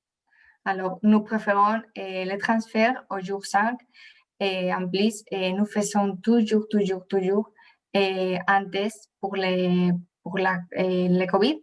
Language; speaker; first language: French; non-native, fluent; Spanish